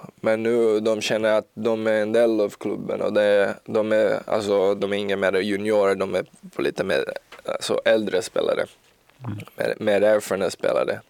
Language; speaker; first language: Swedish; non-native, learner; Portuguese